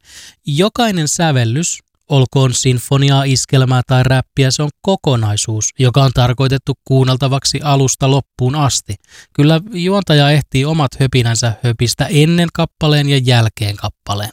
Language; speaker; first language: Finnish; native; Finnish